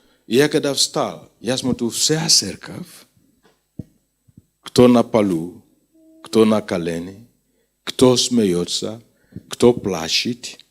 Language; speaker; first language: Russian; non-native, fluent; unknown